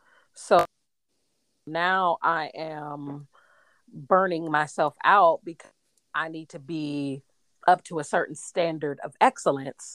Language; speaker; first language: English; native; English